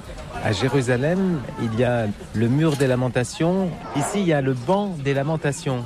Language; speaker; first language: French; native; French